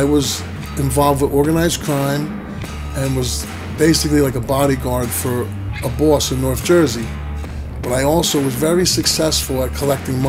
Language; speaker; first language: English; native; English